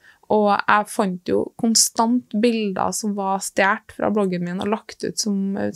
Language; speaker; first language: Norwegian; native; Norwegian